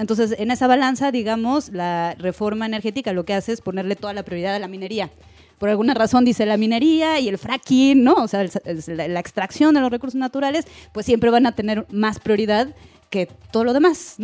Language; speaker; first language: Spanish; native; Spanish